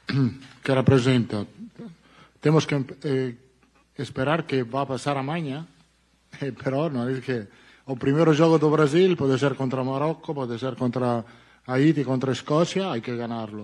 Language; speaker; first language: Portuguese; non-native, fluent; Italian